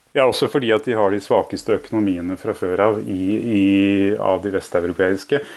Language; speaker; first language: Norwegian; native; Norwegian